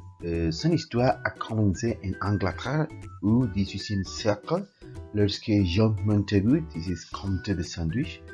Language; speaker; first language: French; non-native, learner; Spanish